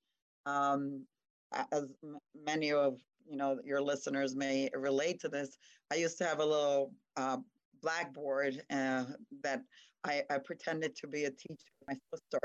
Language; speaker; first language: English; non-native, fluent; Hungarian